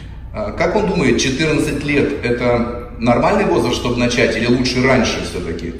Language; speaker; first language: Russian; native; Russian